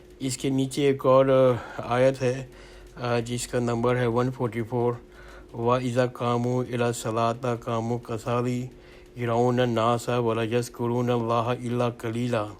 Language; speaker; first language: Urdu; native; Urdu